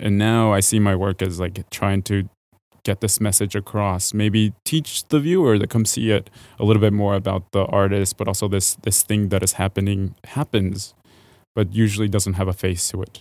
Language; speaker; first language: English; early bilingual, other home language; Spanish